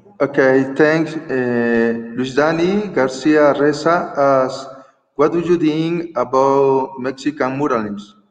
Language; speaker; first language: English; non-native, learner; Spanish